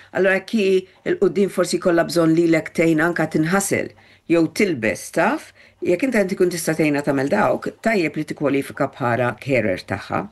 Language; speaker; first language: Maltese; early bilingual, heritage; Maltese